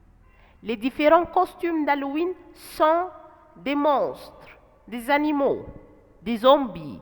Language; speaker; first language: French; non-native, fluent; Arabic